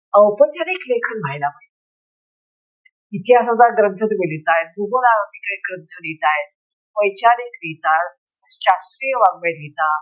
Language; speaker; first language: Marathi; native; Marathi